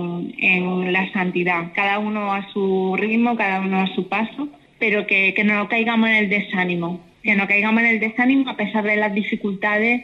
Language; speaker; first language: Spanish; native; Spanish